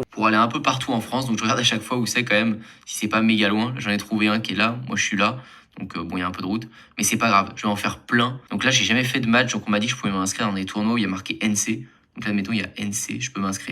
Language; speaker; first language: French; native; French